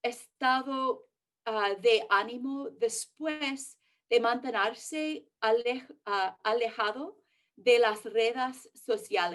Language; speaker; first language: Spanish; early bilingual, heritage; English